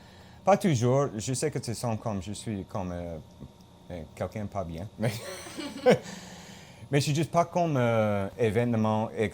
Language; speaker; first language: French; non-native, local second language; English